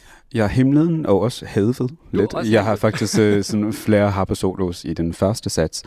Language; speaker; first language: Danish; non-native, fluent; English